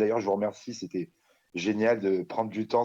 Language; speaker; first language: French; native; French